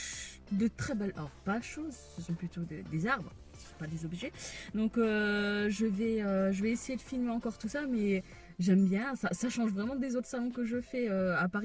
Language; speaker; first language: French; native; French